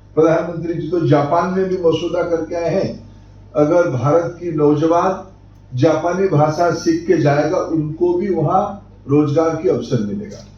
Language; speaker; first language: Hindi; non-native, local second language; Odia